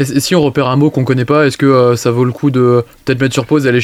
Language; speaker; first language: French; native; French